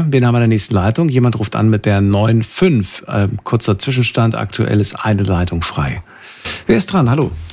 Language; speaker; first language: German; native; German